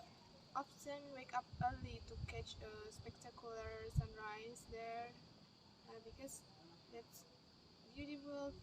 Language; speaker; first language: English; non-native, learner; Indonesian